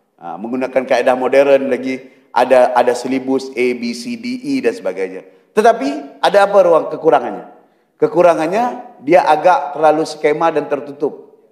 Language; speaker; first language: Malay; native; Malay